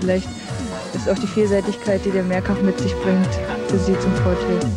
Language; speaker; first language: German; native; German